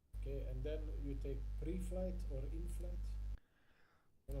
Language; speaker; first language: English; non-native, learner; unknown